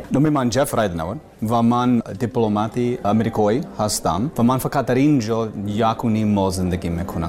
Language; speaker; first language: Persian; non-native, learner; English